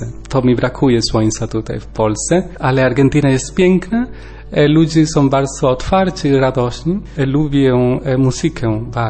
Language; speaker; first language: Polish; non-native, learner; Spanish